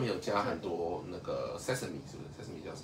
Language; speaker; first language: Chinese; native; Chinese